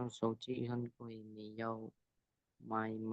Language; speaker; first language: Chinese; non-native, learner; Indonesian